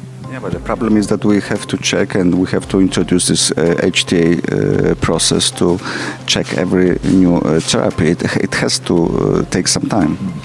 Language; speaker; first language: English; non-native, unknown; Polish